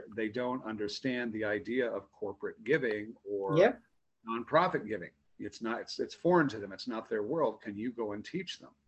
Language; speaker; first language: English; native; English